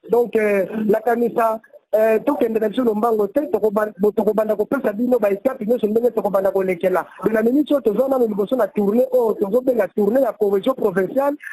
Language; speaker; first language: Lingala; non-native, local second language; Kongo